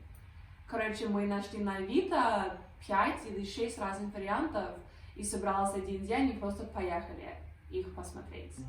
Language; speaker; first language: Russian; non-native, fluent; English